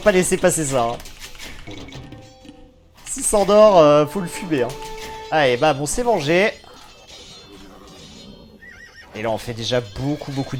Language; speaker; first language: French; native; French